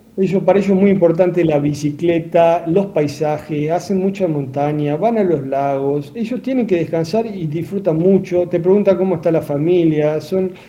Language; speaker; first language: Spanish; native; Spanish